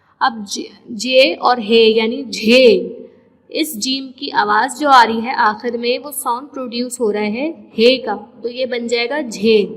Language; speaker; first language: Urdu; non-native, local second language; Sindhi